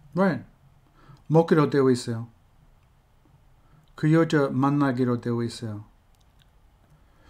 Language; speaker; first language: Korean; non-native, fluent; English